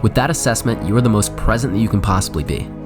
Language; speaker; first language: English; native; English